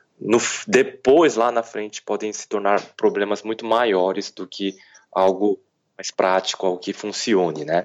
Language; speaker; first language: Portuguese; early bilingual, other home language; Korean